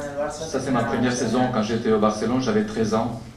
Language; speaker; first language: French; non-native, fluent; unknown